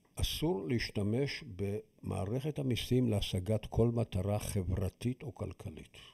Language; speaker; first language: Hebrew; native; Hebrew